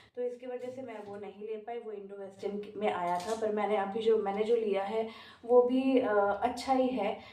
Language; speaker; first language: Hindi; non-native, local second language; Bangla